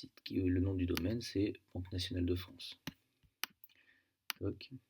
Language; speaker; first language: French; native; French